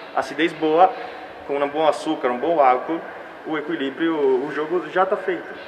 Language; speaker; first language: Portuguese; early bilingual, heritage; Italian